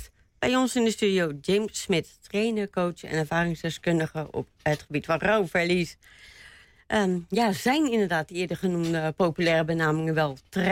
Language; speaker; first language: Dutch; native; Dutch